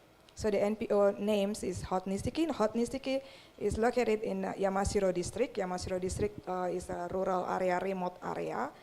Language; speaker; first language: English; non-native, fluent; Indonesian